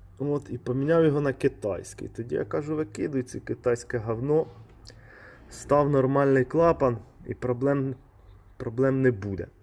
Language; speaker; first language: Ukrainian; non-native, local second language; Russian